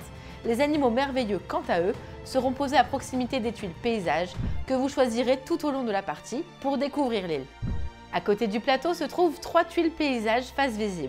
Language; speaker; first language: French; native; French